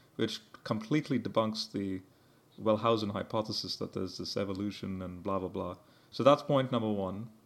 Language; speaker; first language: English; early bilingual, heritage; English